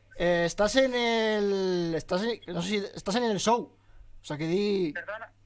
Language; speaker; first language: Spanish; early bilingual, other home language; Arabic